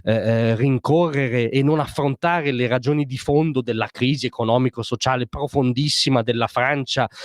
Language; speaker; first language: Italian; native; Italian